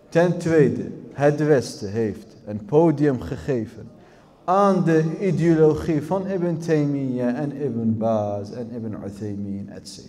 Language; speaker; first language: Dutch; early bilingual, other home language; Arabic